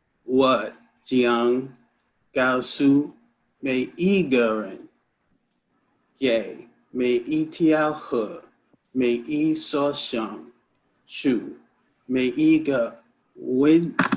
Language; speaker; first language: Chinese; non-native, learner; English